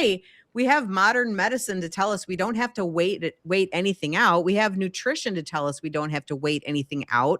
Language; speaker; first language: English; native; English